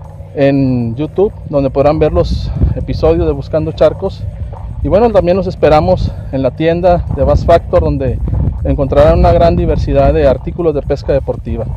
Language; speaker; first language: Spanish; native; Spanish